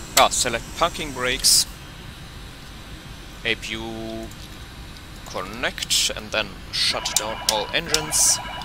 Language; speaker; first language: English; non-native, fluent; German